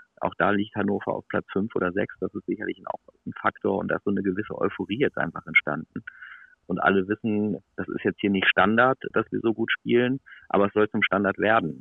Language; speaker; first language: German; native; German